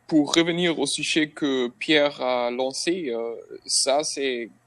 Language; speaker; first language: French; non-native, fluent; German